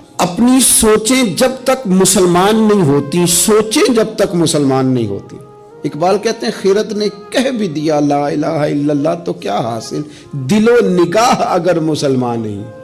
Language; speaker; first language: Urdu; non-native, local second language; Punjabi